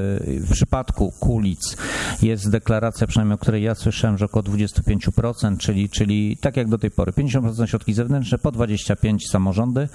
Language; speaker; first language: Polish; native; Polish